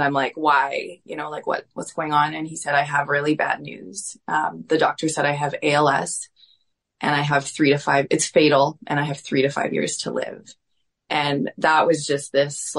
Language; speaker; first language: English; native; English